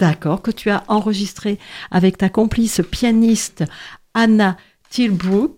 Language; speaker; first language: French; native; French